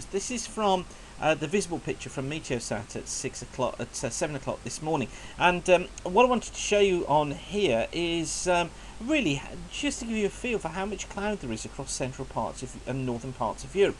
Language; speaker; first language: English; native; English